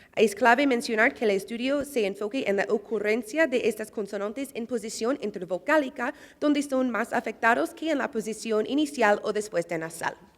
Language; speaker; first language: Spanish; non-native, fluent; English